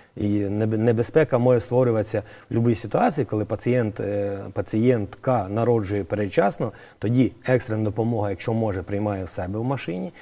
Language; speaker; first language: Ukrainian; native; Ukrainian